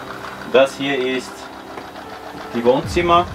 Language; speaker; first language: German; early bilingual, other home language; Armenian